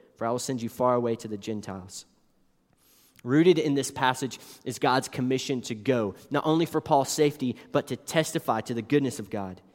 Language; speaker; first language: English; native; English